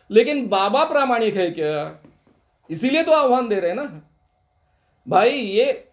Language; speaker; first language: Hindi; non-native, local second language; Marathi